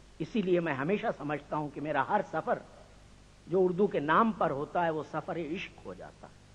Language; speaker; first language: Urdu; non-native, local second language; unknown